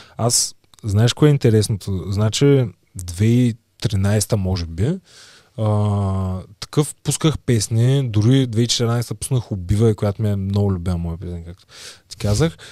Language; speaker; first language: Bulgarian; native; Bulgarian